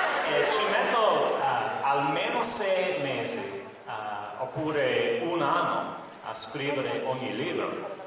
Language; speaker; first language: Italian; non-native, learner; English